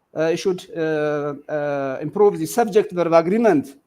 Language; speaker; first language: English; non-native, local second language; Amharic